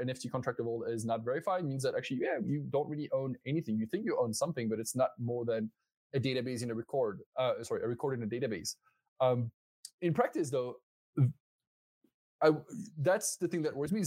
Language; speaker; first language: English; non-native, fluent; French